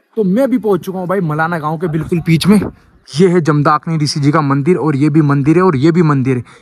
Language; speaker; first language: Hindi; native; Hindi